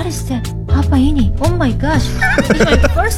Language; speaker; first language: English; non-native, learner; Korean